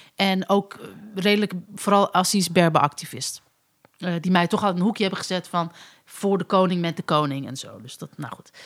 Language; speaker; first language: Dutch; early bilingual, other home language; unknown